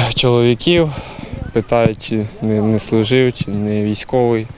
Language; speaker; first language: Ukrainian; native; Ukrainian